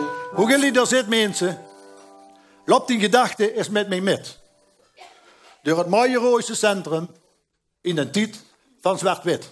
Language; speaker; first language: Dutch; native; Dutch